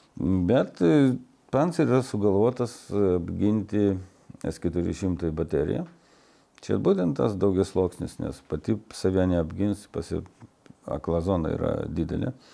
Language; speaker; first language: Lithuanian; non-native, local second language; Russian